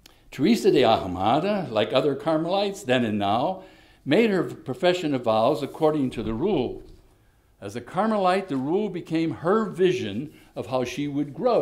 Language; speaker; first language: English; native; English